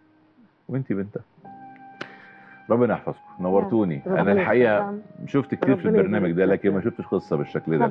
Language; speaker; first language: Arabic; native; Arabic